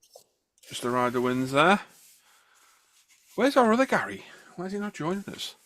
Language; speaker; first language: English; native; English